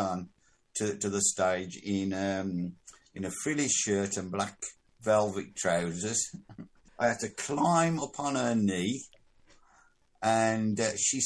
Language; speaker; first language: English; native; English